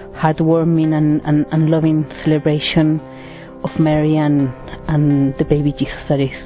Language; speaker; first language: English; non-native, fluent; Spanish